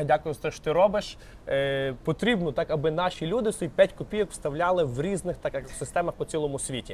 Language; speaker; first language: Ukrainian; native; Ukrainian